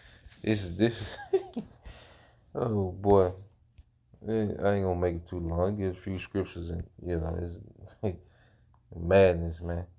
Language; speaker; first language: English; native; English